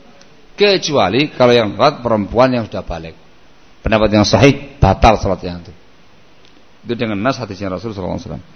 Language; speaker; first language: Indonesian; non-native, local second language; Javanese